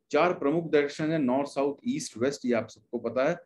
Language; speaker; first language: Hindi; native; Hindi